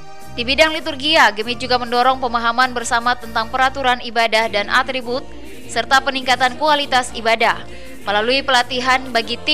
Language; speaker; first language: Indonesian; native; Indonesian